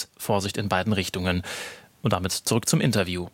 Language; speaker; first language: German; native; German